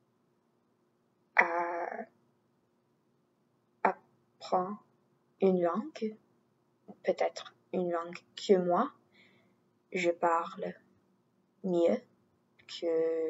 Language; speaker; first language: French; non-native, learner; English